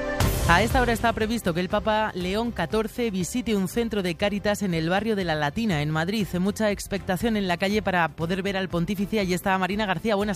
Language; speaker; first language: Spanish; native; Spanish